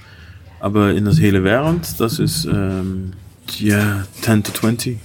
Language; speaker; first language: German; non-native, learner; Dutch